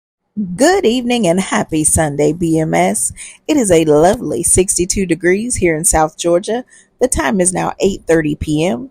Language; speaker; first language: English; native; English